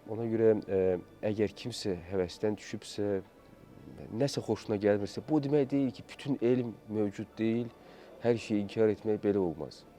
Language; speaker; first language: Azerbaijani; native; Azerbaijani